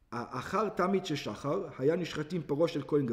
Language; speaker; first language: Hebrew; non-native, fluent; English